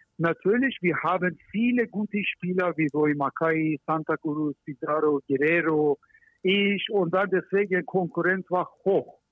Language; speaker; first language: German; non-native, learner; Persian